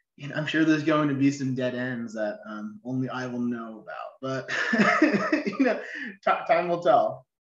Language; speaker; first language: English; native; English